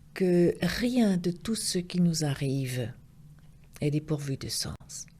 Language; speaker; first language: French; non-native, fluent; German